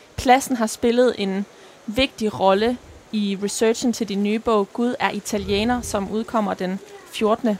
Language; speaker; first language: Danish; native; Danish